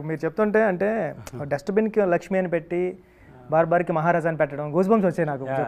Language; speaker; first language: Telugu; native; Telugu